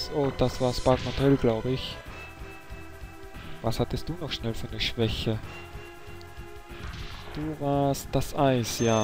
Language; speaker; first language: German; native; German